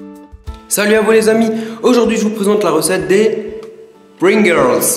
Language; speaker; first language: French; native; French